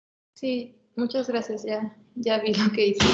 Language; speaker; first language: Spanish; native; Spanish